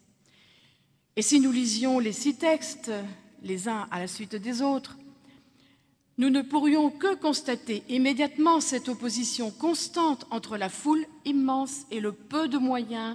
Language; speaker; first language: French; native; French